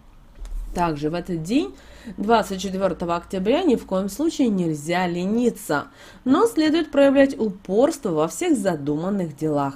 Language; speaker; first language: Russian; native; Russian